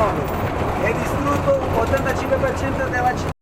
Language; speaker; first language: Italian; non-native, learner; Portuguese